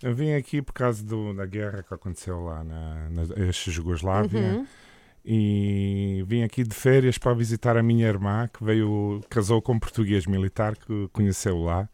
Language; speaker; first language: Portuguese; non-native, fluent; Croatian